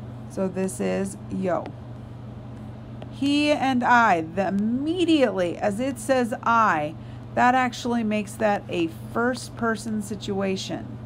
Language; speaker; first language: English; native; English